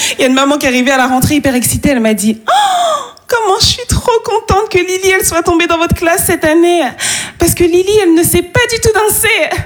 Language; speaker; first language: French; native; French